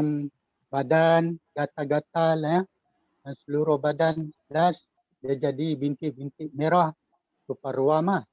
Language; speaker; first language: Malay; native; Malay